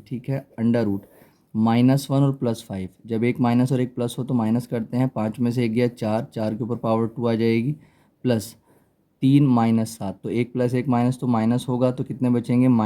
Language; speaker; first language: Hindi; native; Hindi